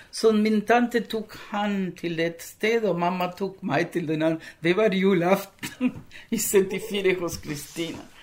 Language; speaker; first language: Norwegian; non-native, fluent; Spanish